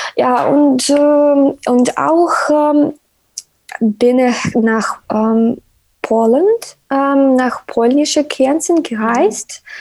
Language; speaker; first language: German; non-native, learner; Ukrainian